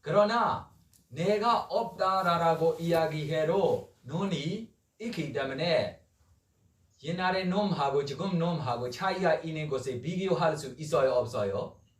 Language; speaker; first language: Korean; non-native, learner; Burmese